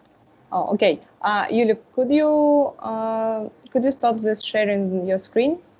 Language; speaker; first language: English; non-native, fluent; Russian